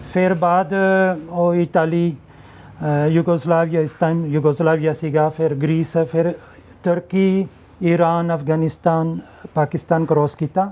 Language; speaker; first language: Punjabi; non-native, learner; French